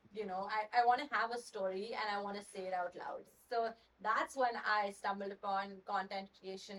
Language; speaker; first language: English; non-native, local second language; Hindi